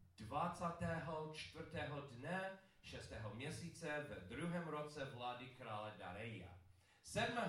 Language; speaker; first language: Czech; non-native, learner; English